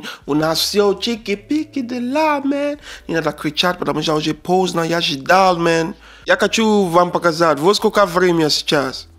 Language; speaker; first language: Russian; non-native, learner; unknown